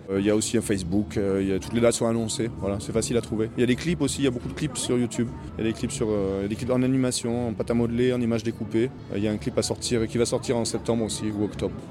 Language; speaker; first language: French; native; French